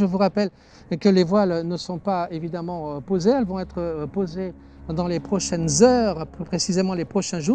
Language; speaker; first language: French; native; French